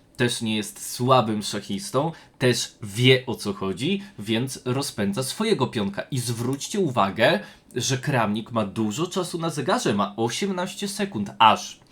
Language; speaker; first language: Polish; native; Polish